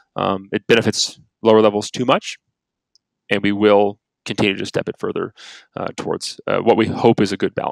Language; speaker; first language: English; native; English